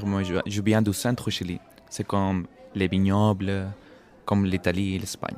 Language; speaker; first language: French; non-native, fluent; Spanish